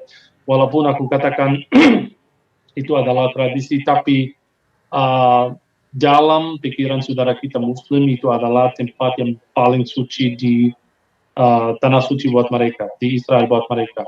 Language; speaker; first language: Indonesian; non-native, fluent; Hebrew